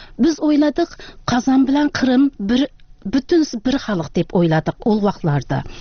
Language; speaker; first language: Tatar; early bilingual, heritage; Tatar